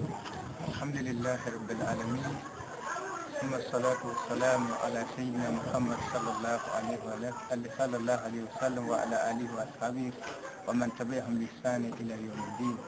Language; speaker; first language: Arabic; non-native, learner; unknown